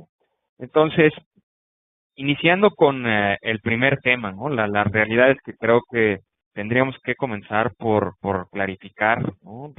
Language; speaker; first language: Spanish; native; Spanish